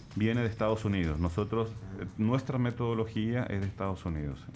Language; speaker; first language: Spanish; native; Spanish